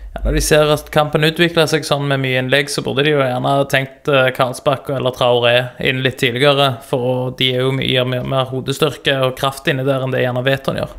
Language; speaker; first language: Norwegian; native; Norwegian